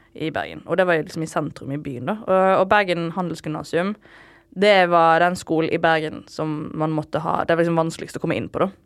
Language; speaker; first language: Norwegian; native; Norwegian